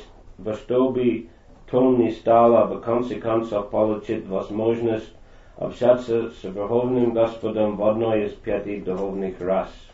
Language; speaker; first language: Russian; non-native, fluent; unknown